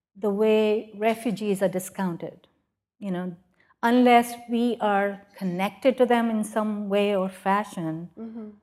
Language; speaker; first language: English; non-native, local second language; Urdu